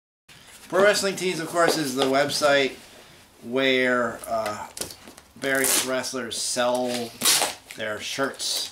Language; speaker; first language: English; native; English